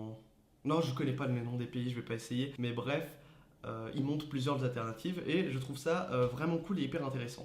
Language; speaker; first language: French; native; French